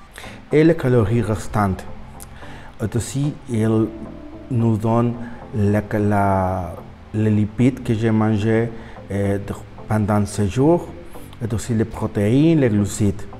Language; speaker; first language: French; non-native, learner; Spanish